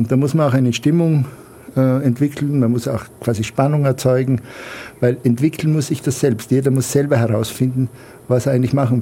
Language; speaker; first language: German; native; German